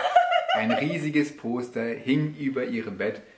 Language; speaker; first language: German; native; German